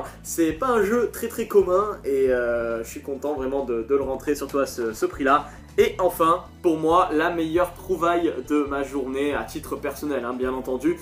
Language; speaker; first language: French; native; French